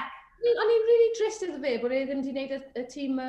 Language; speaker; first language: Welsh; native; Welsh